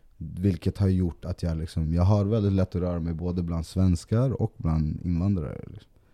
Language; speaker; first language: Swedish; early bilingual, other home language; Spanish